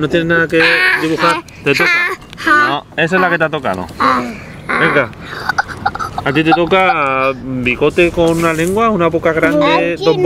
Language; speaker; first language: Spanish; native; Spanish